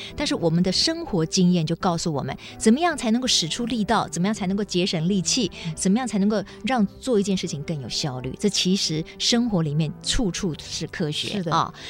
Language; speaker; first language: Chinese; non-native, local second language; Min Nan Chinese